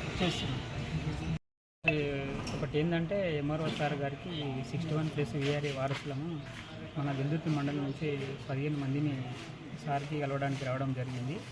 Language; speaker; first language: Telugu; native; Telugu